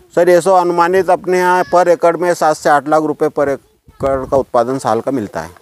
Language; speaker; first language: Hindi; native; Hindi